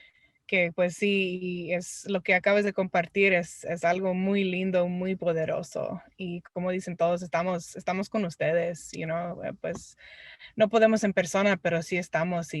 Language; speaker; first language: Spanish; early bilingual, heritage; Spanish